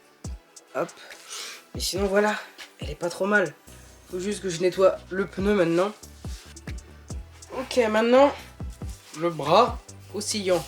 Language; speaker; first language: French; native; French